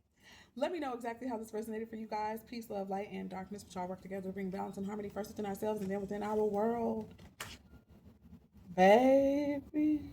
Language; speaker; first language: English; native; English